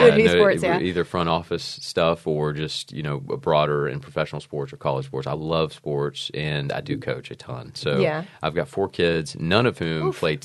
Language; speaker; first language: English; native; English